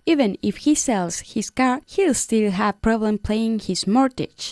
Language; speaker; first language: English; non-native, fluent; Spanish